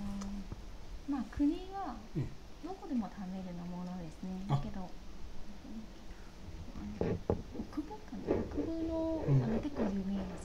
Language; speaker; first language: Japanese; non-native, learner; Vietnamese